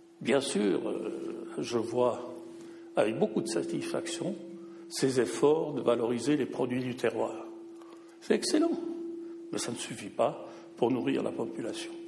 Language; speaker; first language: French; non-native, local second language; German